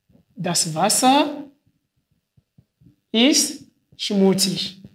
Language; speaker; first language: German; non-native, fluent; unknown